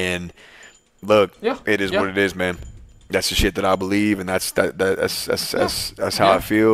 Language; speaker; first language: English; native; English